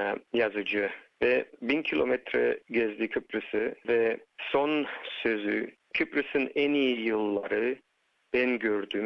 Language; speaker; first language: Turkish; early bilingual, heritage; Turkish